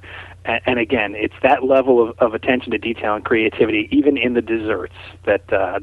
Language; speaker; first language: English; native; English